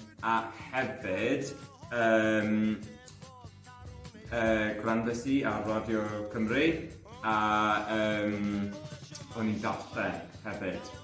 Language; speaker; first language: Welsh; non-native, learner; English